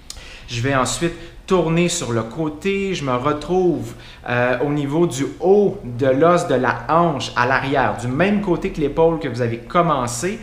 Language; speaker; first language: French; native; French